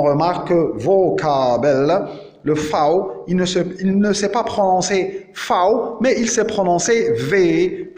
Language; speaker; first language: French; non-native, local second language; Arabic